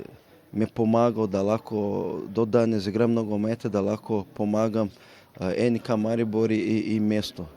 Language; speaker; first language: Slovenian; non-native, learner; Portuguese